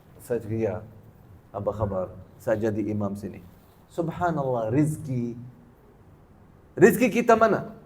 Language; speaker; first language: Malay; non-native, learner; Arabic